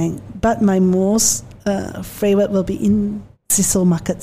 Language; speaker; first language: English; non-native, local second language; Min Nan Chinese